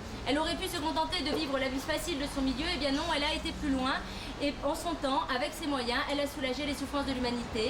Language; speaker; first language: French; native; French